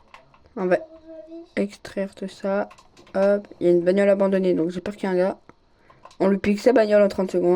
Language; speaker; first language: French; native; French